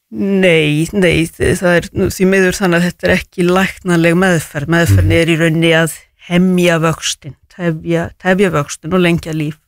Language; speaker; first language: Icelandic; native; Icelandic